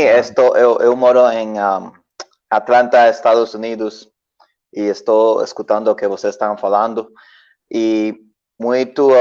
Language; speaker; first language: Portuguese; non-native, learner; Spanish